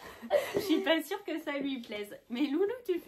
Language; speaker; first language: French; native; French